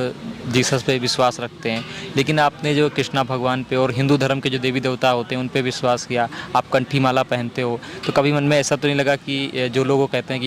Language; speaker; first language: Hindi; native; Hindi